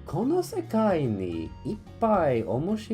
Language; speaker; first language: Japanese; non-native, learner; English